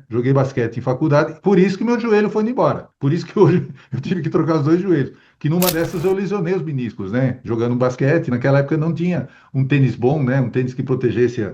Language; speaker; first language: Portuguese; early bilingual, other home language; Spanish